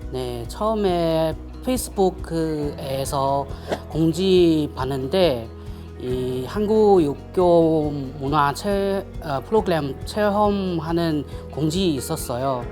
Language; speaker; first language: Korean; non-native, learner; Chinese